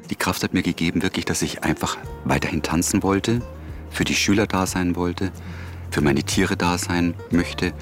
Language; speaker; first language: German; native; German